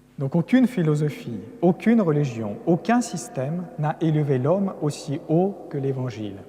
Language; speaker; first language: French; non-native, fluent; Russian